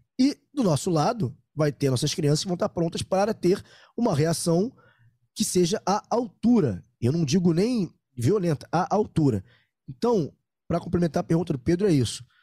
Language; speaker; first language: Portuguese; native; Portuguese